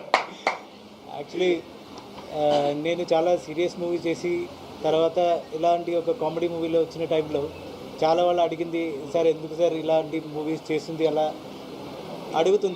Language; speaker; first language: Telugu; non-native, learner; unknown